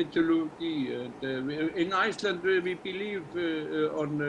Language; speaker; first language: English; non-native, learner; Icelandic